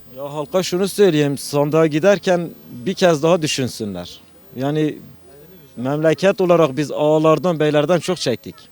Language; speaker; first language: Turkish; non-native, local second language; Kurdish